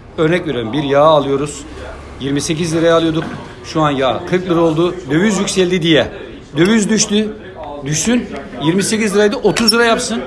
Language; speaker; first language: Turkish; native; Turkish